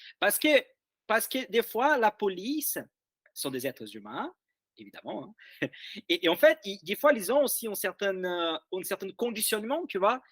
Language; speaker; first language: French; non-native, fluent; Portuguese